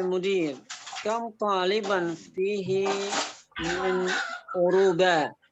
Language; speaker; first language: Arabic; non-native, fluent; Indonesian